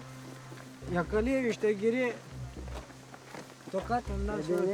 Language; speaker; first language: Turkish; non-native, learner; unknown